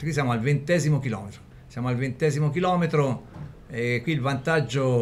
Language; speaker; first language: Italian; native; Italian